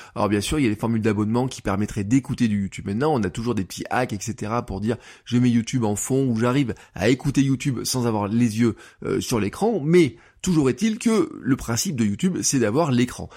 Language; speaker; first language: French; native; French